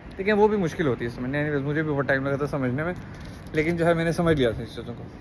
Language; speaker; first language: Hindi; native; Hindi